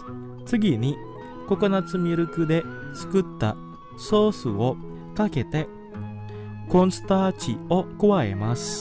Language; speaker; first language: Japanese; non-native, fluent; Indonesian